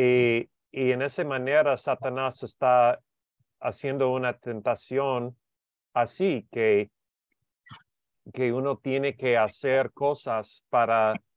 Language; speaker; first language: Spanish; non-native, learner; English